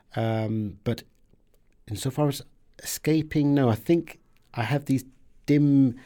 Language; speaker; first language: English; early bilingual, other home language; Persian